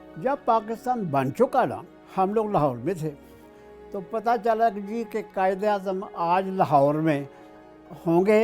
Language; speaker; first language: Urdu; non-native, local second language; Punjabi